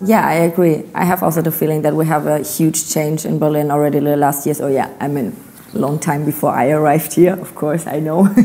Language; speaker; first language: English; non-native, fluent; German